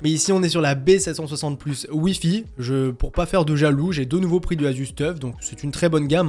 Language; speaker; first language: French; native; French